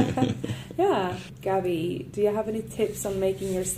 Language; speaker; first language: English; non-native, fluent; Swedish